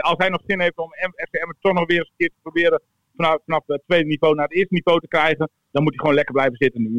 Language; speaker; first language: Dutch; native; Dutch